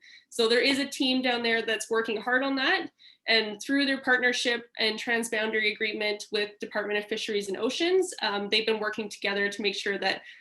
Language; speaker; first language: English; native; English